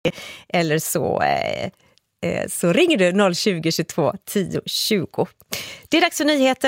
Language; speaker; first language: Swedish; native; Swedish